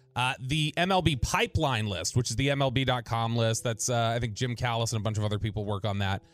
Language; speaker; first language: English; native; English